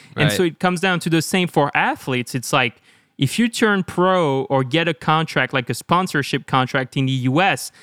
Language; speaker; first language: English; non-native, fluent; French